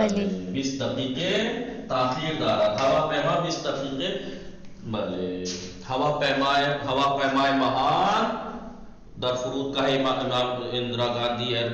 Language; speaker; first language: Persian; non-native, fluent; Urdu